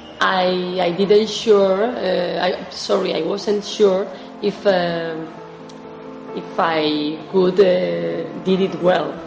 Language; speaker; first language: English; non-native, fluent; Spanish